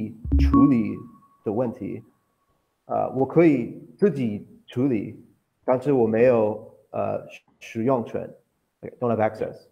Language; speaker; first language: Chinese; non-native, learner; English